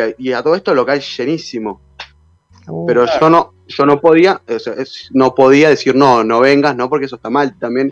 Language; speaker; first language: Spanish; native; Spanish